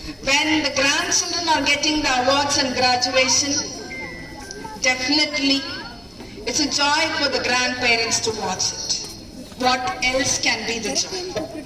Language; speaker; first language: English; non-native, local second language; Tamil